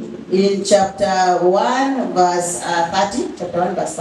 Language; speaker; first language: English; non-native, fluent; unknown